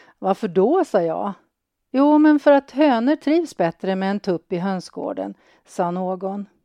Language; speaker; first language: Swedish; native; Swedish